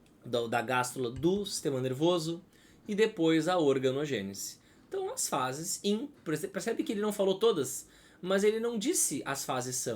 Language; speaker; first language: Portuguese; native; Portuguese